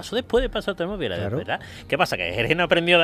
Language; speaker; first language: Spanish; native; Spanish